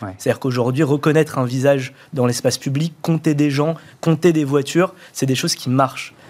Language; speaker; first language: French; native; French